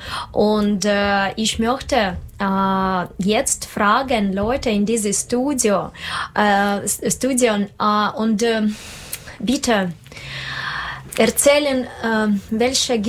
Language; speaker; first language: German; non-native, learner; Russian